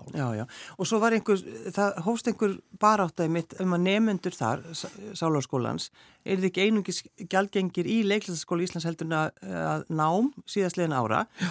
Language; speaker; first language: Icelandic; native; Icelandic